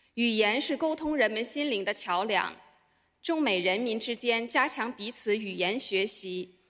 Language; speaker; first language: Chinese; native; Chinese